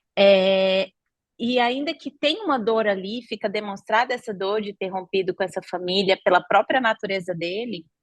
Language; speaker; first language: Portuguese; native; Portuguese